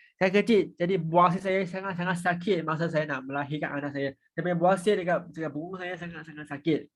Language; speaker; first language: Malay; non-native, local second language; Chinese